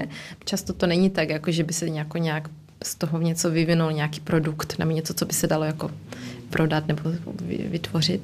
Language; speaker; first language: Czech; early bilingual, heritage; Czech